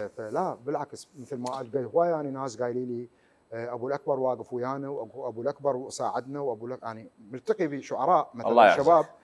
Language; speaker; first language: Arabic; native; Arabic